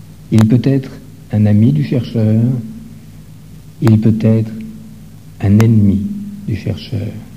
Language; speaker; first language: French; native; French